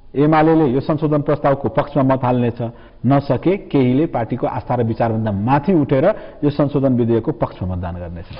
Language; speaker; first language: Nepali; non-native, local second language; Maithili